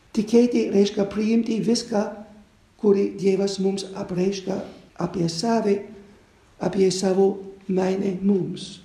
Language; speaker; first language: Lithuanian; non-native, fluent; English